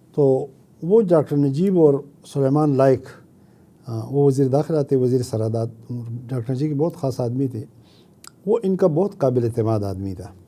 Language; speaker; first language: Urdu; non-native, local second language; Pashto